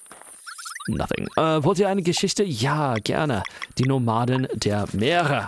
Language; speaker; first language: German; non-native, fluent; English